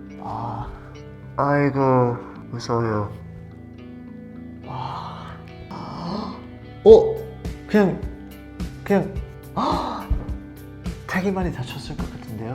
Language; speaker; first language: Korean; non-native, fluent; English